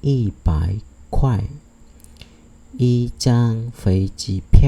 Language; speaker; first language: Chinese; non-native, fluent; Khmer